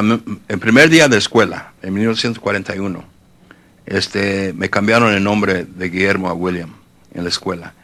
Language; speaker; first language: Spanish; early bilingual, heritage; Spanish